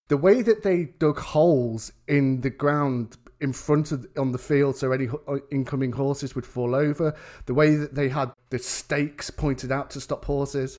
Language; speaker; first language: English; native; English